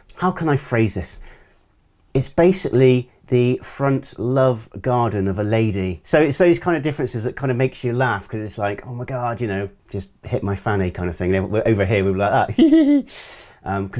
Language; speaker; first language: English; native; English